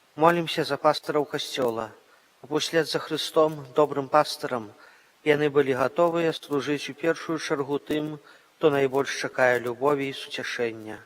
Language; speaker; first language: Belarusian; native; Belarusian